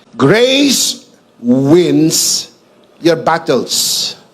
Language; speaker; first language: English; non-native, local second language; Filipino